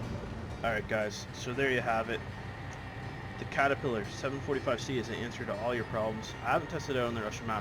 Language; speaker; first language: English; native; English